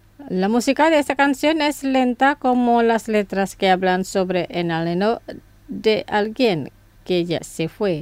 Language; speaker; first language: Spanish; non-native, fluent; Indonesian